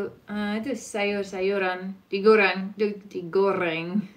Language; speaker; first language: Indonesian; non-native, fluent; English